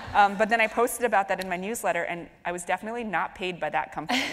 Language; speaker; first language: English; native; English